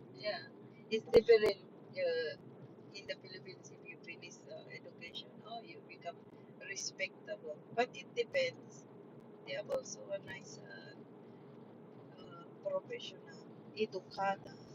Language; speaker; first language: English; non-native, local second language; Filipino